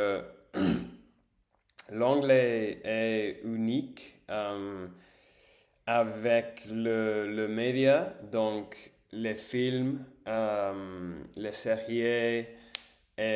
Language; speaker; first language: French; non-native, learner; English